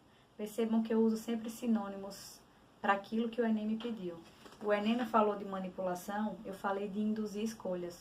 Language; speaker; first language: Portuguese; native; Portuguese